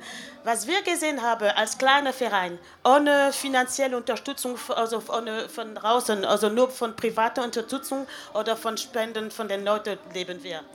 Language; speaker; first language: German; non-native, fluent; French